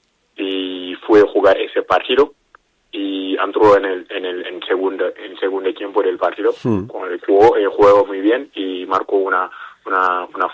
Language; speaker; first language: Spanish; non-native, learner; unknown